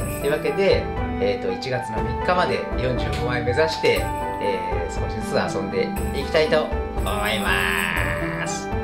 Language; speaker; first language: Japanese; native; Japanese